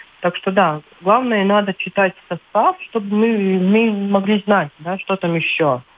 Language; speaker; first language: Russian; non-native, local second language; Latvian